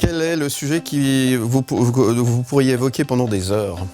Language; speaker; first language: French; native; French